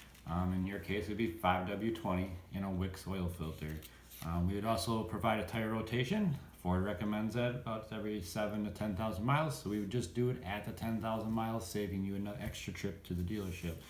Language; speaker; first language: English; native; English